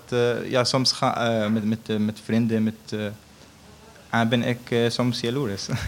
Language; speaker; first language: Dutch; non-native, learner; Arabic